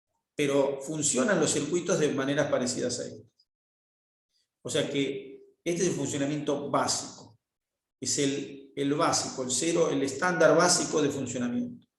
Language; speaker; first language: Spanish; native; Spanish